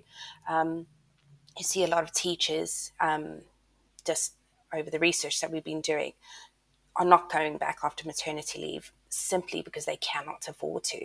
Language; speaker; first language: English; native; English